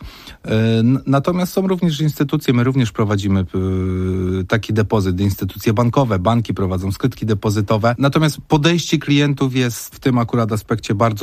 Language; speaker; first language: Polish; native; Polish